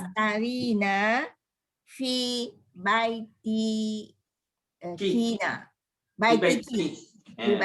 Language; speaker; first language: Arabic; non-native, learner; Malay